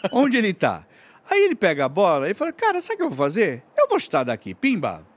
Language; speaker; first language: Portuguese; native; Portuguese